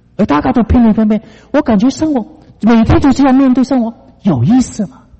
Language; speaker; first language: Chinese; non-native, local second language; Cantonese